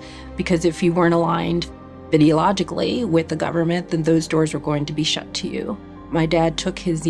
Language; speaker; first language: English; native; English